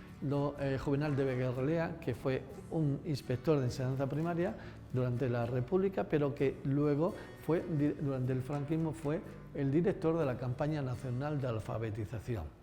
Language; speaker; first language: Spanish; native; Spanish